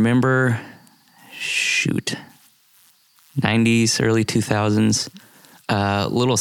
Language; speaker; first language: English; native; English